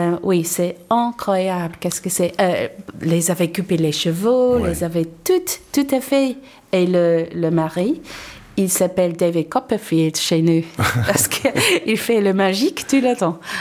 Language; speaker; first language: French; non-native, learner; English